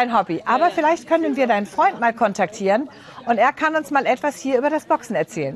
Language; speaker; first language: German; native; German